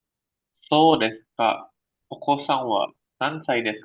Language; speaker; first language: Japanese; non-native, learner; Indonesian